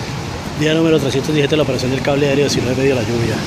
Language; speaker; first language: Spanish; native; Spanish